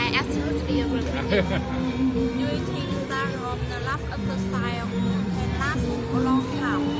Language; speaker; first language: English; non-native, learner; Vietnamese